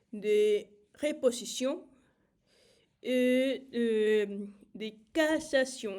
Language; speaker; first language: French; non-native, learner; Spanish